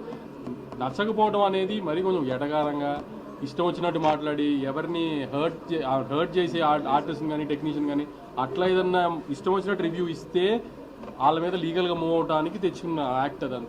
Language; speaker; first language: Telugu; native; Telugu